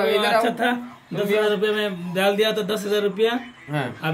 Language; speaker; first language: Hindi; non-native, local second language; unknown